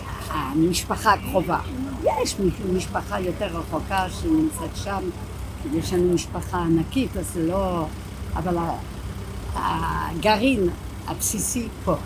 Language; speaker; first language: Hebrew; non-native, fluent; French